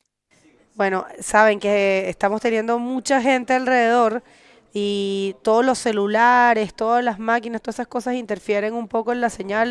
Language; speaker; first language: Spanish; native; Spanish